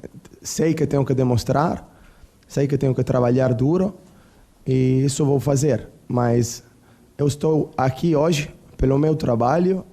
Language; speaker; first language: Portuguese; non-native, learner; Italian